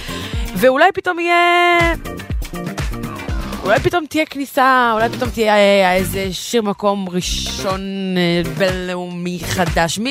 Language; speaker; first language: Hebrew; native; Hebrew